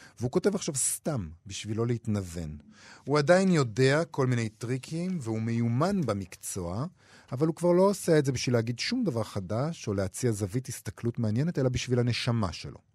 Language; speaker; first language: Hebrew; native; Hebrew